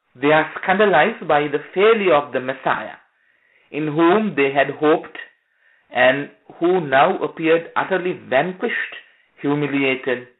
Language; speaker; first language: English; non-native, local second language; Sinhala